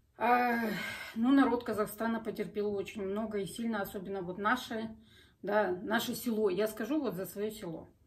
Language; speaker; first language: Russian; native; Russian